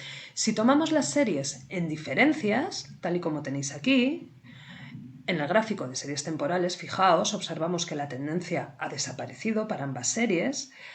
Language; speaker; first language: Spanish; native; Spanish